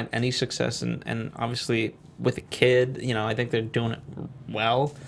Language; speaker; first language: English; native; English